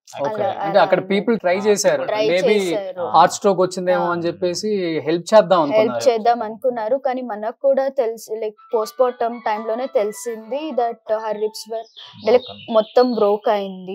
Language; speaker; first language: Telugu; native; Telugu